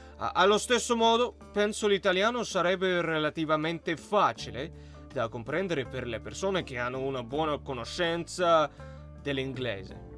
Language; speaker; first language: Italian; non-native, learner; Russian